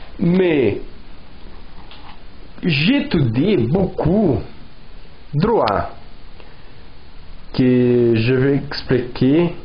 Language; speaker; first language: French; non-native, learner; Portuguese